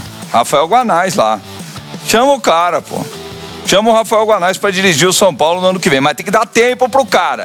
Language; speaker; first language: Portuguese; native; Portuguese